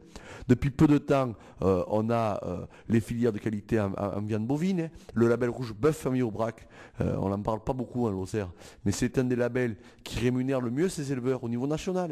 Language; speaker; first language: French; native; French